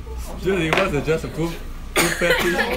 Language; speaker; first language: English; non-native, fluent; Korean